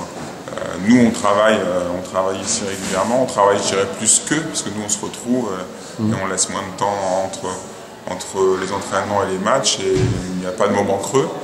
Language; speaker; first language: French; native; French